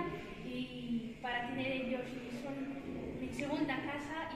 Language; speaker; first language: Spanish; non-native, learner; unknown